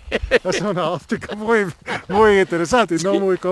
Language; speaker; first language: Spanish; non-native, learner; English